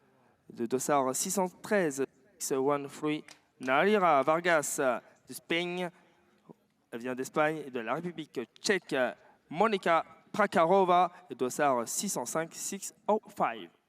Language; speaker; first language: French; native; French